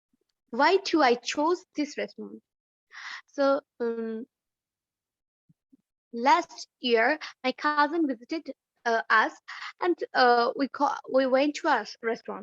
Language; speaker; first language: English; non-native, learner; Bangla